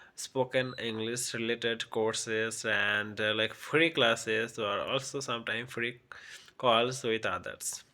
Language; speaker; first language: English; non-native, local second language; Bangla